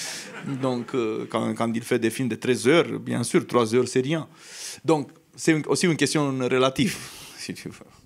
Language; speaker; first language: French; non-native, fluent; Romanian